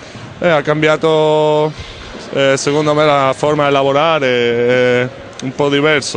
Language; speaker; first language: Italian; non-native, learner; Spanish